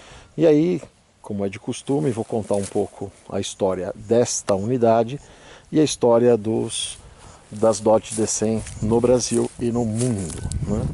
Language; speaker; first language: Portuguese; native; Portuguese